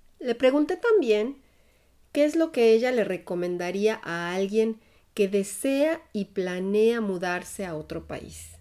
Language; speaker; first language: Spanish; native; Spanish